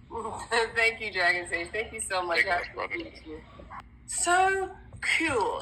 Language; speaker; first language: English; native; English